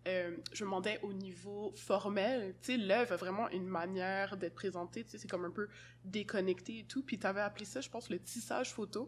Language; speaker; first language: French; native; French